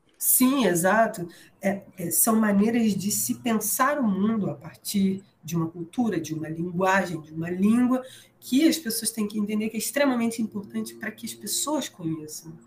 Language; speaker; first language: Portuguese; native; Portuguese